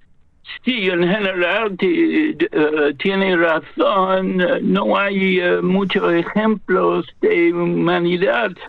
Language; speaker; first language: Spanish; non-native, fluent; English